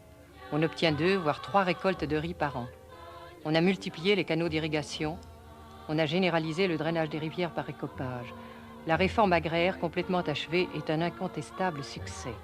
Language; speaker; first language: French; native; French